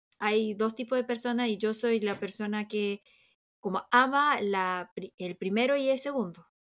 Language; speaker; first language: Spanish; early bilingual, other home language; Korean